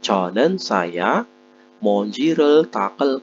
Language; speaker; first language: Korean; non-native, fluent; Indonesian